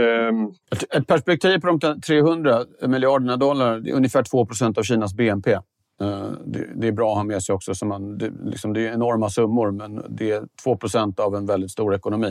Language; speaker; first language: Swedish; native; Swedish